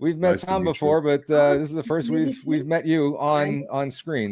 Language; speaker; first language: English; native; English